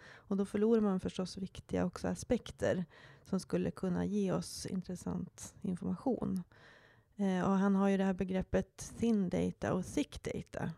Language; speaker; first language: Swedish; native; Swedish